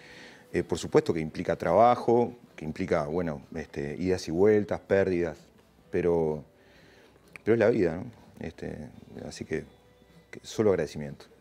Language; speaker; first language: Spanish; native; Spanish